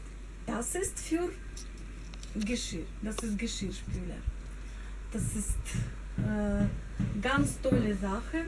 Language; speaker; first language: German; non-native, learner; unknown